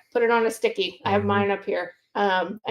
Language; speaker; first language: English; native; English